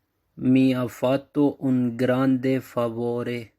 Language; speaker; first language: Italian; non-native, fluent; Urdu